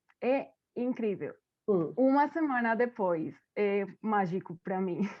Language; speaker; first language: Portuguese; non-native, fluent; Spanish